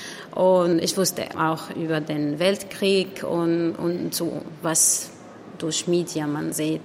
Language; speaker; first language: German; non-native, learner; Arabic